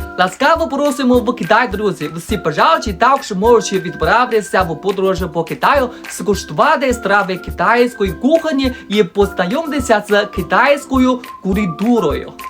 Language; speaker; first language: Ukrainian; non-native, fluent; Chinese